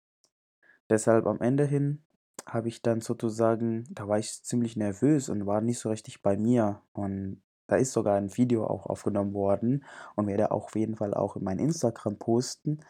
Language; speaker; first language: German; non-native, fluent; Indonesian